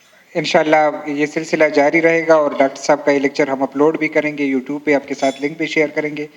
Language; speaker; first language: Urdu; native; Urdu